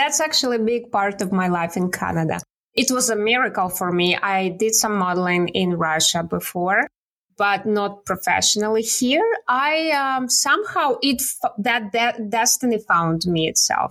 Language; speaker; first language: English; non-native, learner; Russian